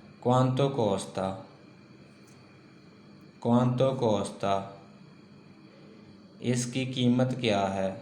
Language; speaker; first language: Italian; non-native, learner; Urdu